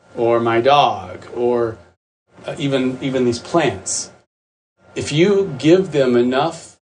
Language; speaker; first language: English; native; English